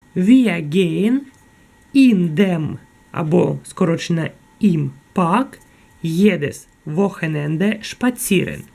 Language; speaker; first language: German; non-native, fluent; Ukrainian